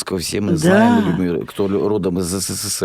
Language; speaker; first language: Russian; native; Russian